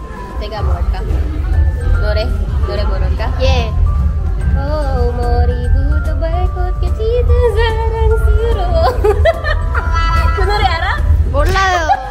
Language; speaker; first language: Korean; non-native, learner; Filipino